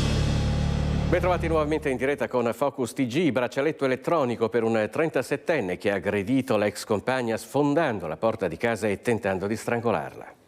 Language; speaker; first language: Italian; native; Italian